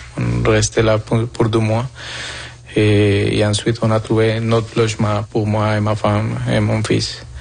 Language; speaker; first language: French; non-native, fluent; Spanish